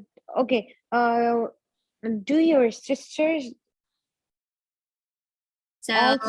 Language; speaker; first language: English; non-native, learner; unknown